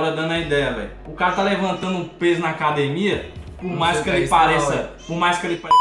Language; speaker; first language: Portuguese; native; Portuguese